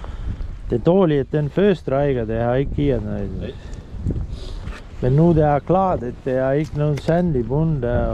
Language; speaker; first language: Danish; non-native, learner; Estonian